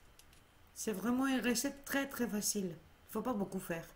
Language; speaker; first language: French; non-native, fluent; Greek